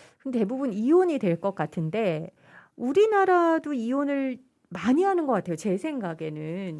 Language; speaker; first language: Korean; native; Korean